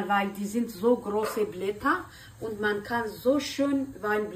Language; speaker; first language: German; non-native, learner; Kurdish